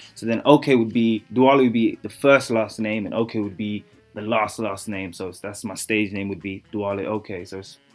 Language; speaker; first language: English; native; English